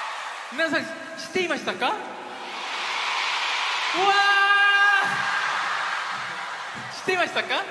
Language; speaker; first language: Japanese; non-native, fluent; Korean